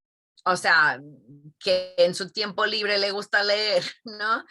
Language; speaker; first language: Spanish; non-native, fluent; English